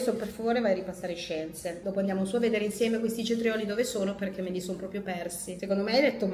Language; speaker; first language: Italian; native; Italian